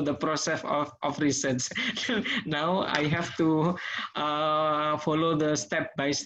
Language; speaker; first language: English; non-native, learner; Indonesian